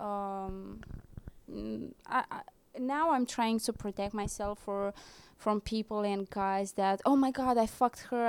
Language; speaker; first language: English; non-native, fluent; Romanian